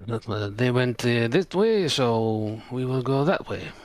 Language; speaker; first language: English; non-native, fluent; French